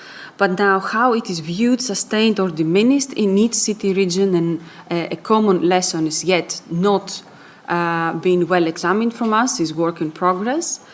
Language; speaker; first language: English; non-native, fluent; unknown